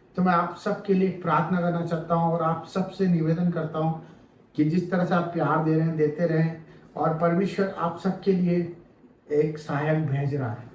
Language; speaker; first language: Hindi; native; Hindi